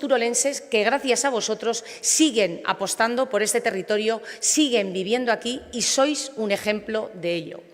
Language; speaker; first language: Spanish; native; Spanish